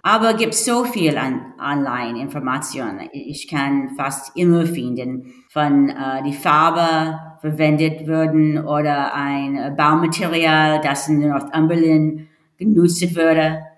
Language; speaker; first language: German; non-native, learner; English